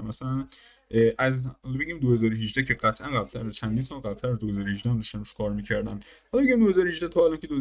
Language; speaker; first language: Persian; native; Persian